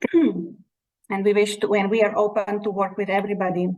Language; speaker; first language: English; non-native, fluent; Slovenian